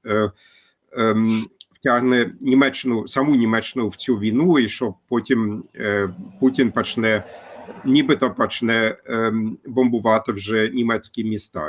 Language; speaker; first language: Ukrainian; non-native, fluent; German